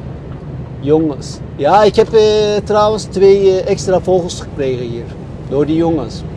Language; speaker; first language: Dutch; non-native, fluent; Turkish